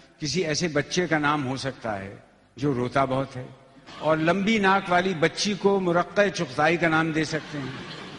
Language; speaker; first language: Urdu; native; Urdu